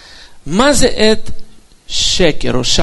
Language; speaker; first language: Hebrew; non-native, fluent; Russian